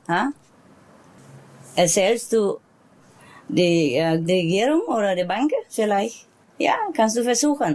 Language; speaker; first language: German; non-native, learner; Vietnamese